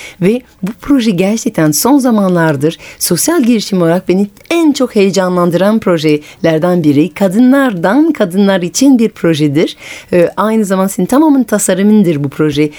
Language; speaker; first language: Turkish; non-native, fluent; French